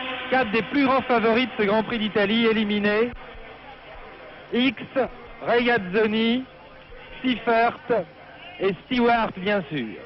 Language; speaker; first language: French; native; French